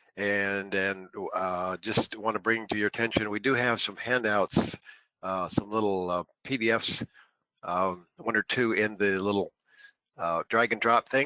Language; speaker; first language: English; native; English